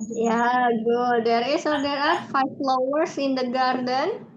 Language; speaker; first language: English; non-native, fluent; Indonesian